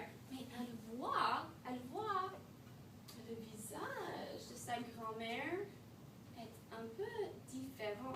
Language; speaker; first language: French; non-native, fluent; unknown